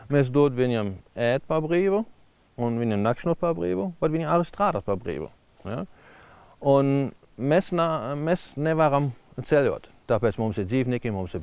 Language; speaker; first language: Latvian; non-native, learner; German